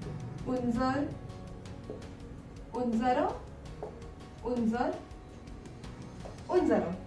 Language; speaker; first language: German; non-native, fluent; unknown